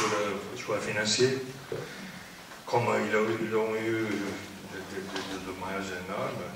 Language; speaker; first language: French; non-native, fluent; Italian